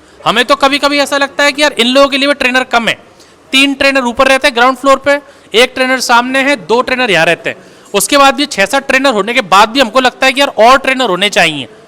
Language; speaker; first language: Hindi; native; Hindi